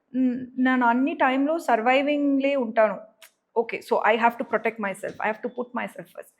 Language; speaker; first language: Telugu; non-native, learner; Tamil